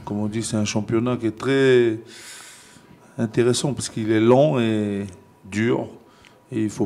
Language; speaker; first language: French; non-native, fluent; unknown